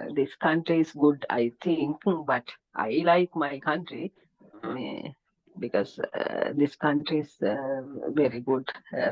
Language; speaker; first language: English; non-native, learner; Sinhala